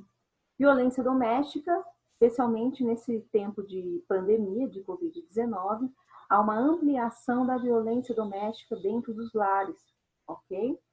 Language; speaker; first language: Portuguese; native; Portuguese